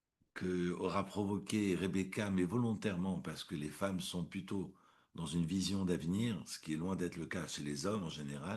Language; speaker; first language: French; native; French